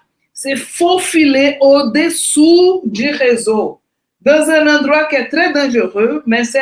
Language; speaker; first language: French; non-native, fluent; Portuguese